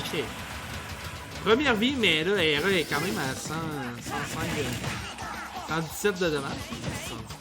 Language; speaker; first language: French; native; French